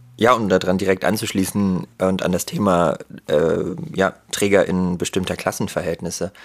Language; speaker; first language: German; early bilingual, other home language; Russian